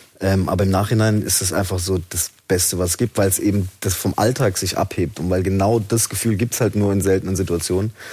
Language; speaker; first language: German; native; German